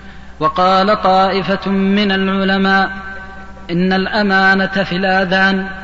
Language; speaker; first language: Arabic; native; Arabic